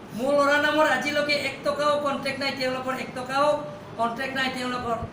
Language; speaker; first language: Assamese; non-native, local second language; Karbi